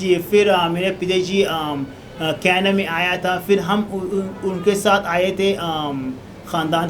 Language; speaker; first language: Hindi; non-native, learner; Arabic